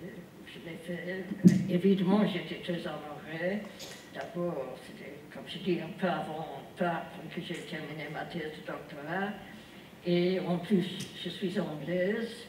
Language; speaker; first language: French; non-native, fluent; English